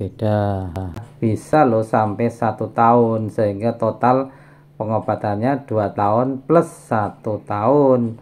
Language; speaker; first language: Indonesian; native; Indonesian